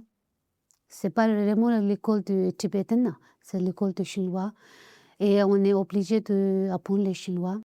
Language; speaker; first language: French; non-native, learner; Tibetan